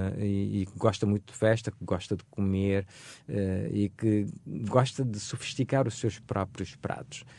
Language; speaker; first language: Portuguese; non-native, local second language; Upper Guinea Crioulo